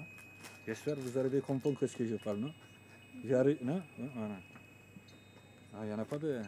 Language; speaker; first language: French; non-native, learner; Turkish